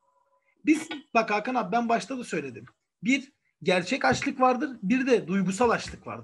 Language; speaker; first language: Turkish; native; Turkish